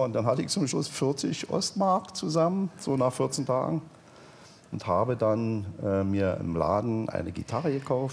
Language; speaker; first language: German; native; German